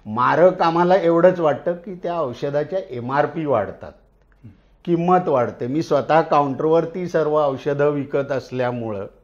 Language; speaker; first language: Marathi; native; Marathi